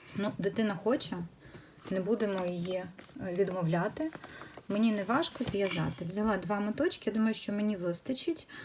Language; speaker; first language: Ukrainian; native; Ukrainian